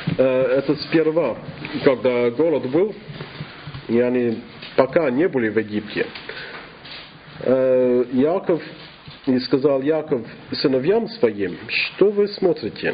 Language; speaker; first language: Russian; non-native, fluent; English